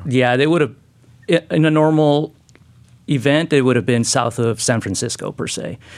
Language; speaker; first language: English; non-native, fluent; Spanish